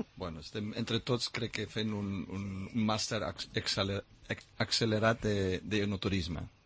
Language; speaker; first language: Catalan; non-native, fluent; German